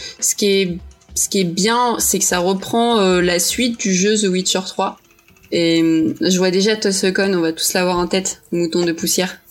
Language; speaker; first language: French; early bilingual, other home language; Portuguese